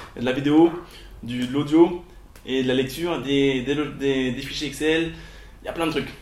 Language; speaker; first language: French; native; French